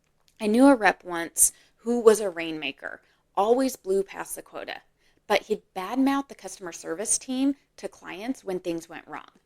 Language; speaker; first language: English; native; English